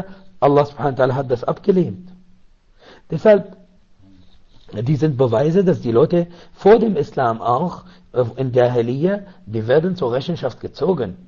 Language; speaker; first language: German; non-native, learner; Arabic